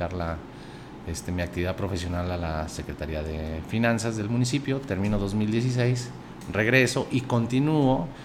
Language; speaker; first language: Spanish; native; Spanish